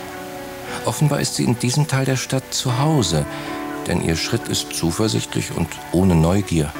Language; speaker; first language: German; native; German